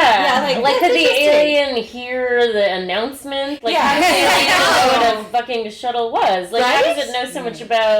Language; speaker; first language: English; native; English